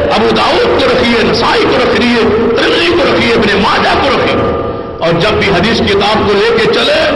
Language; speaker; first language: Urdu; non-native, local second language; Punjabi